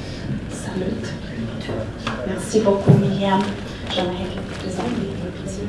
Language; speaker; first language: French; non-native, fluent; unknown